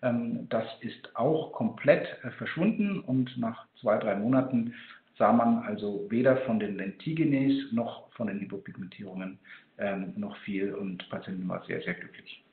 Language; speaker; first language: German; native; German